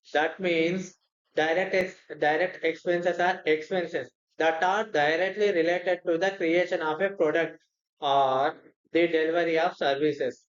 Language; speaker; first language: English; non-native, local second language; Telugu